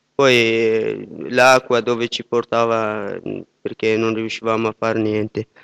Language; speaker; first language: Italian; non-native, fluent; Persian